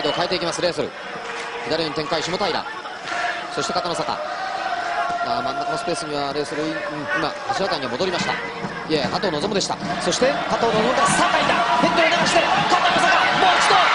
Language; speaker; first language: Japanese; native; Japanese